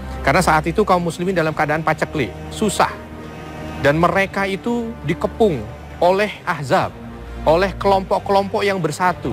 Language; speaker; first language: Indonesian; native; Indonesian